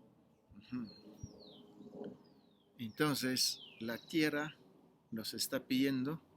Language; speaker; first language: Spanish; non-native, fluent; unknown